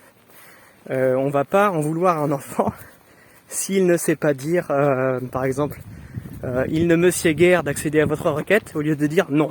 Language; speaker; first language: French; native; French